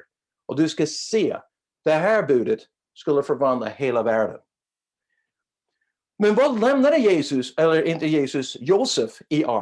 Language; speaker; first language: Swedish; non-native, fluent; English